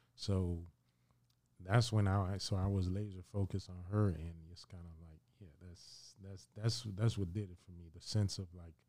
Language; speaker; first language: English; early bilingual, other home language; Haitian Creole